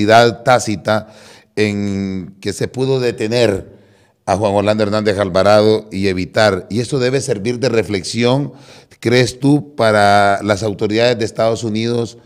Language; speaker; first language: Spanish; native; Spanish